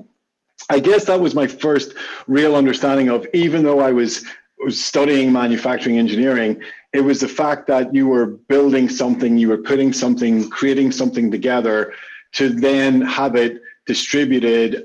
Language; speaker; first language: English; native; English